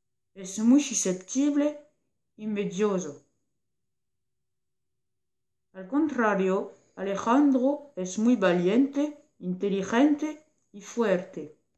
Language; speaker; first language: Spanish; non-native, learner; French